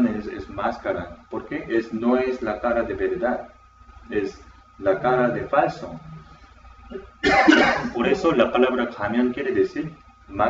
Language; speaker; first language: Spanish; non-native, fluent; Korean